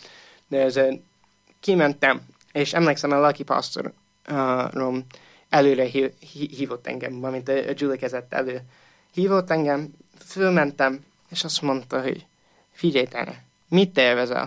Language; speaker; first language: Hungarian; non-native, fluent; English